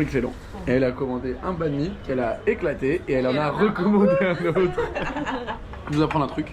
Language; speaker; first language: French; native; French